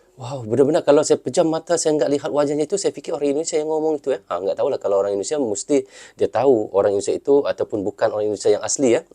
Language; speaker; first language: Malay; native; Malay